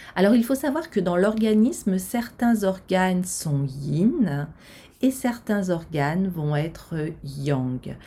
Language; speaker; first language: French; native; French